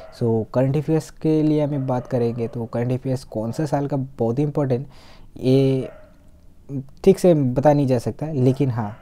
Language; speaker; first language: Hindi; non-native, local second language; Bangla